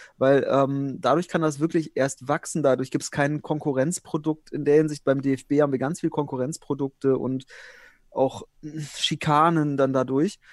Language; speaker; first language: German; early bilingual, other home language; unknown